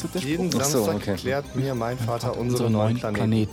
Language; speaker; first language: German; native; German